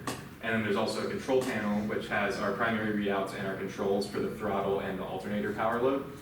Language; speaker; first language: English; native; English